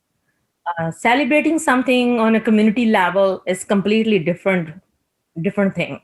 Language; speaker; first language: English; non-native, local second language; Punjabi